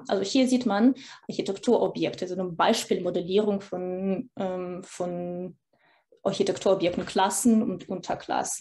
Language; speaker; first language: German; non-native, fluent; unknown